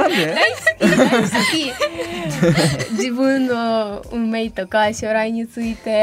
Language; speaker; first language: Japanese; non-native, fluent; Ukrainian